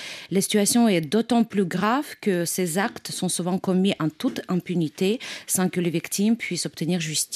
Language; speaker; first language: French; non-native, fluent; Ukrainian